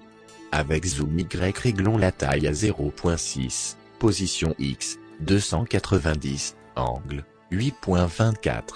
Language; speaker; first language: French; native; French